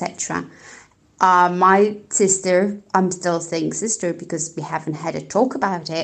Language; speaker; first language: English; non-native, fluent; Polish